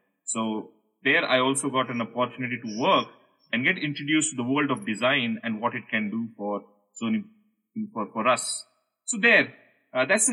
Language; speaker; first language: English; non-native, local second language; Hindi